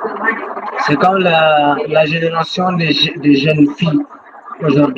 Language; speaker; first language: French; non-native, local second language; Tamasheq